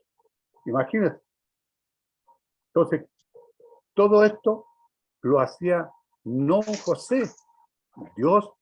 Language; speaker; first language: Spanish; native; Spanish